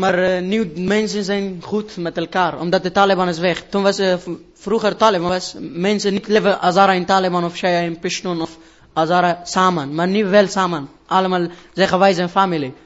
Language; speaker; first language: Dutch; non-native, learner; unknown